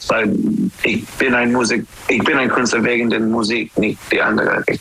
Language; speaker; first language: German; non-native, learner; English